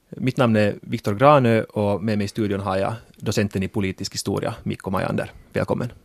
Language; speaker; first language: Swedish; native; Swedish